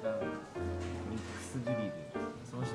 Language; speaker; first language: Japanese; native; Japanese